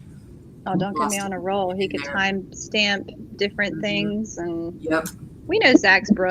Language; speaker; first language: English; native; English